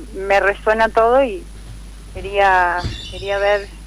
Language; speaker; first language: Spanish; native; Spanish